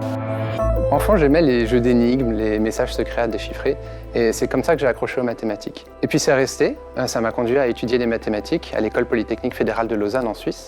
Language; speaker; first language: French; native; French